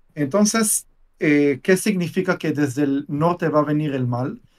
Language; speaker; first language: Spanish; non-native, fluent; Hebrew